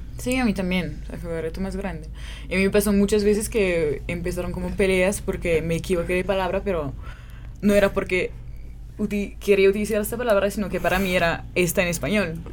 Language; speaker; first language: Spanish; non-native, fluent; French